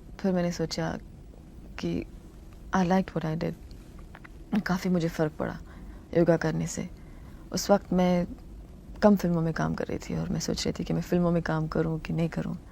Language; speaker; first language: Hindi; non-native, local second language; Tamil